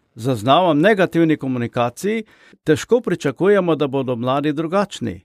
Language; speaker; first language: Slovenian; native; Slovenian